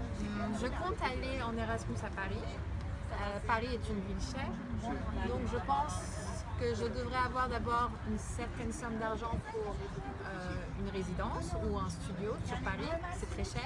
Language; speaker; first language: French; non-native, fluent; Turkish